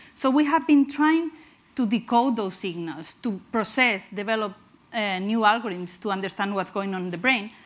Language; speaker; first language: English; non-native, fluent; Spanish